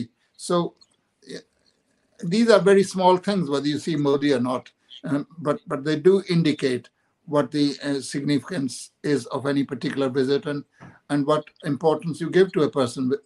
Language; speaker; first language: English; non-native, local second language; Punjabi